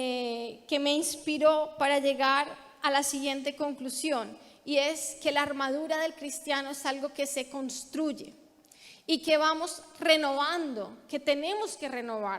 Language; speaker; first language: Spanish; native; Spanish